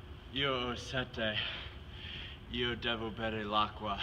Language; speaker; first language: Italian; non-native, learner; English